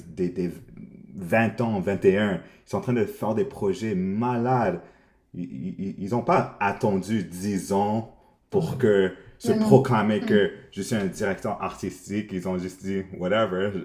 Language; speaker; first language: French; early bilingual, other home language; English